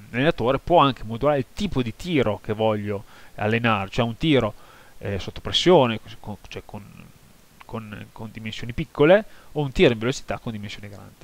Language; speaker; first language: Italian; native; Italian